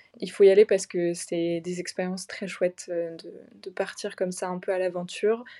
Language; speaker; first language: French; native; French